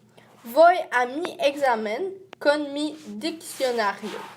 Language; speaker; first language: Spanish; non-native, learner; French